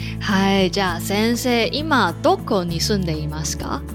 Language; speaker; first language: Japanese; non-native, learner; Chinese